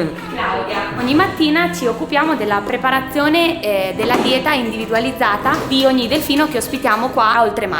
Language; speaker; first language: Italian; native; Italian